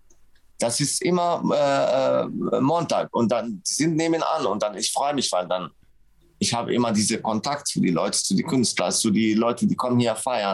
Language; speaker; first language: German; non-native, fluent; Arabic